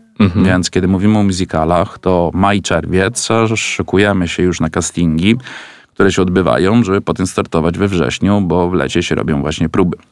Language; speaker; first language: Polish; non-native, fluent; Italian